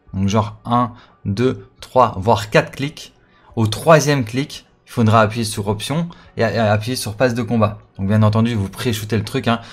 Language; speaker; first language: French; native; French